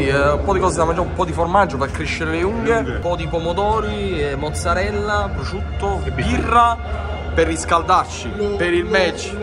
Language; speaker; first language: Italian; native; Italian